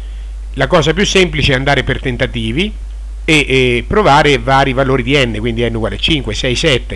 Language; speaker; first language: Italian; native; Italian